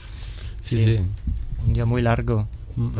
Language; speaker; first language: Spanish; non-native, fluent; Italian